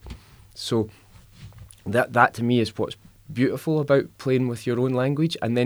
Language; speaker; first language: English; native; English